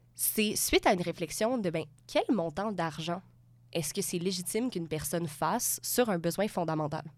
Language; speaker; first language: French; native; French